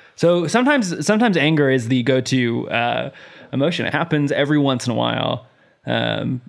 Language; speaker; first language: English; native; English